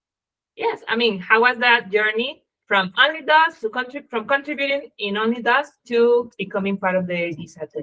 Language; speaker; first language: English; non-native, fluent; Spanish